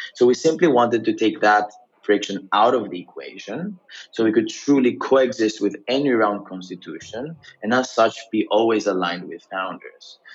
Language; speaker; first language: English; non-native, fluent; Greek